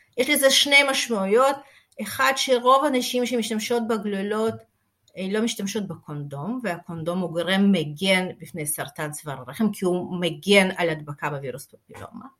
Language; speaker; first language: Hebrew; non-native, fluent; Russian